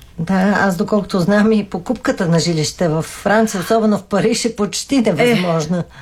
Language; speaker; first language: Bulgarian; native; Bulgarian